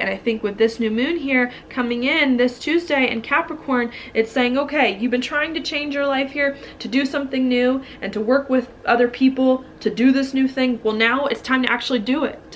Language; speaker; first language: English; native; English